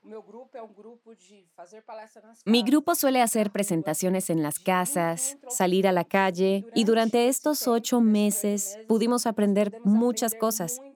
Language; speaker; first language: Spanish; non-native, fluent; Portuguese